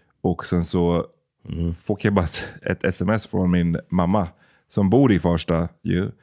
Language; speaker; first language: Swedish; native; Swedish